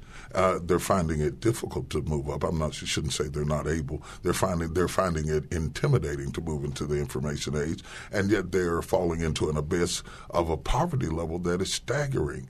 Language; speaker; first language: English; native; English